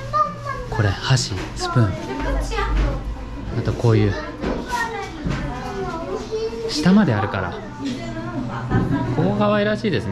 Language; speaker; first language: Japanese; native; Japanese